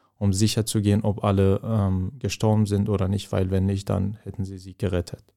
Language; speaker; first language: German; non-native, fluent; Persian